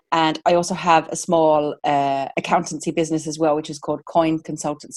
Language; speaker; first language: English; native; English